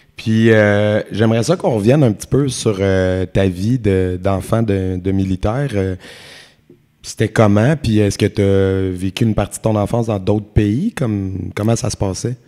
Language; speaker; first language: French; native; French